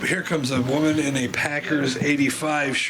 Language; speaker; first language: English; native; English